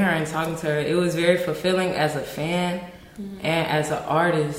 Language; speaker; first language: English; native; English